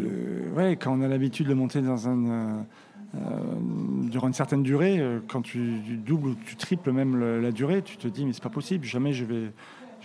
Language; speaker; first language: French; native; French